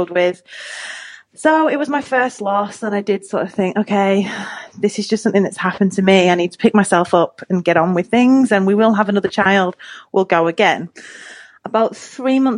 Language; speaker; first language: English; native; English